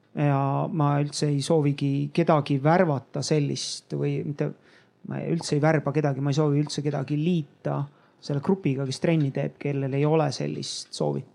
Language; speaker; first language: Estonian; native; Estonian